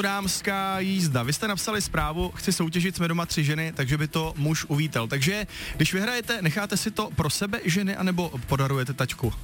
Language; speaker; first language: Czech; native; Czech